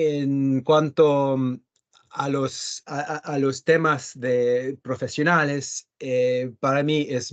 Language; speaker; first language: Spanish; early bilingual, heritage; Spanish